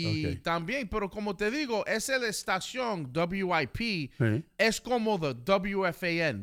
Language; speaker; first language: Spanish; early bilingual, heritage; Spanish